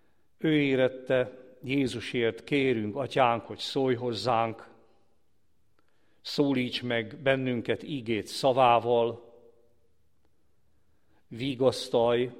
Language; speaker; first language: Hungarian; native; Hungarian